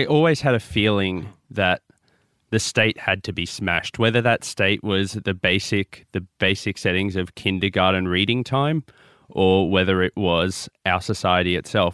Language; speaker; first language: English; native; English